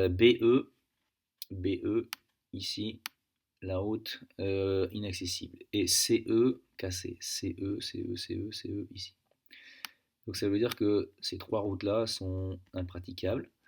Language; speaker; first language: French; native; French